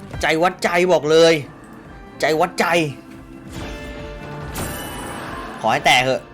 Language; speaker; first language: Thai; native; Thai